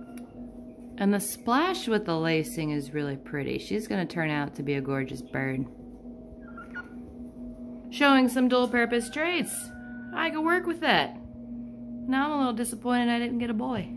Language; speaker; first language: English; native; English